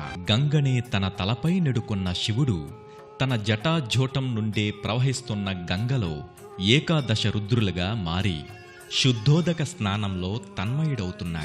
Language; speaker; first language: Telugu; native; Telugu